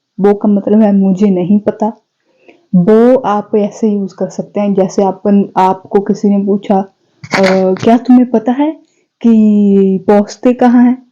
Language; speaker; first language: Hindi; non-native, local second language; Punjabi